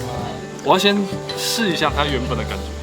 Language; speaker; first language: Chinese; native; Chinese